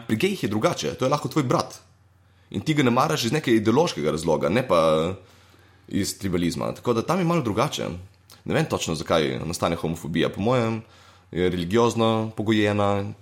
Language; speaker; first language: Slovenian; native; Slovenian